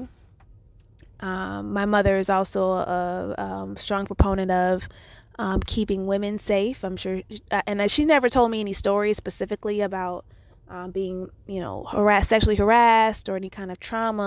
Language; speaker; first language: English; native; English